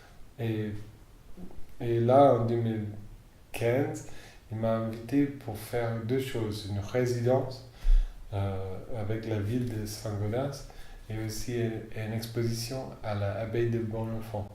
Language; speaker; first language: French; non-native, fluent; English